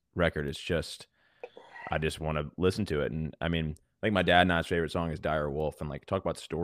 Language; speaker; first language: English; native; English